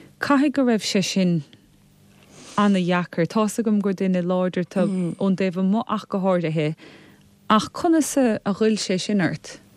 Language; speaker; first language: Irish; native; Irish